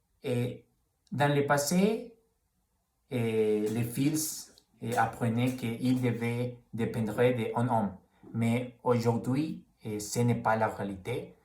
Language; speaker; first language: French; non-native, learner; Spanish